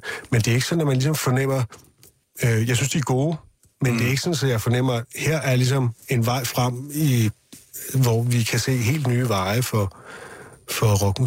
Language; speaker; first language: Danish; native; Danish